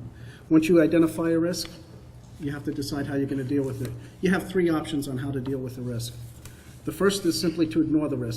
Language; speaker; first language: English; native; English